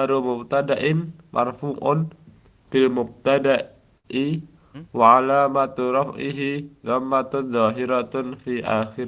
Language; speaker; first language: Arabic; non-native, learner; Indonesian